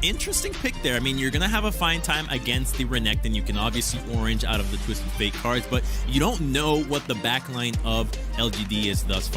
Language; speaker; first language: English; native; English